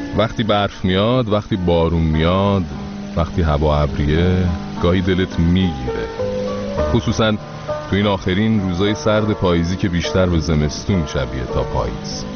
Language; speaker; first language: Persian; native; Persian